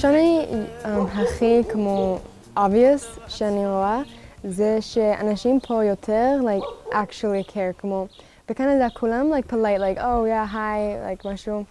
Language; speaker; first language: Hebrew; non-native, learner; English